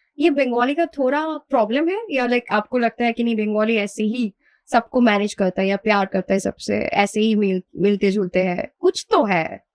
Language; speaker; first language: Hindi; non-native, local second language; Bangla